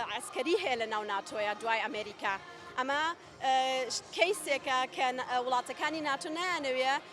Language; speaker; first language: Central Kurdish; early bilingual, heritage; Central Kurdish